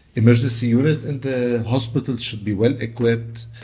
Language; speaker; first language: English; non-native, local second language; Arabic